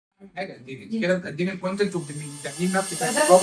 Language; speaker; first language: Arabic; native; Arabic